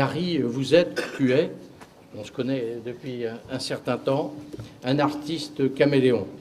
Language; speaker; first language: French; native; French